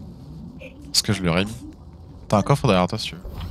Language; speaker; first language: French; native; French